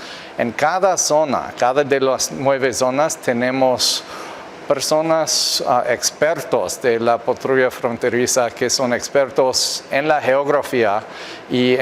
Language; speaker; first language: Spanish; non-native, fluent; English